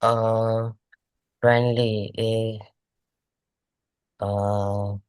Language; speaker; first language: English; non-native, learner; Vietnamese